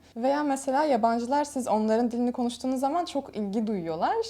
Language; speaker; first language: Turkish; native; Turkish